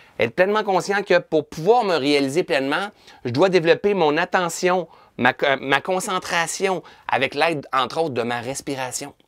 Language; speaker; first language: French; native; French